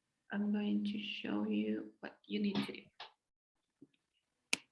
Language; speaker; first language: English; non-native, fluent; Spanish